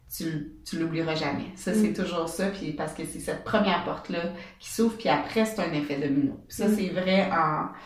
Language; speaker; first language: French; native; French